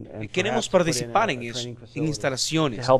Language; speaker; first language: Spanish; non-native, fluent; English